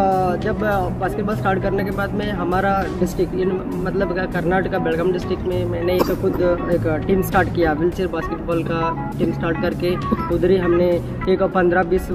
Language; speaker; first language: Hindi; non-native, local second language; Kannada